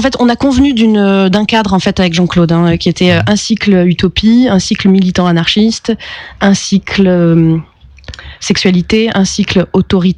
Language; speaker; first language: French; native; French